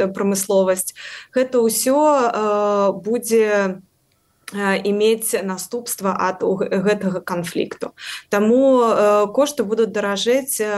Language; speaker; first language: Belarusian; non-native, local second language; Russian